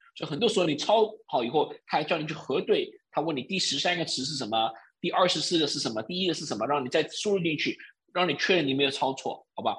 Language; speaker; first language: Chinese; early bilingual, heritage; Chinese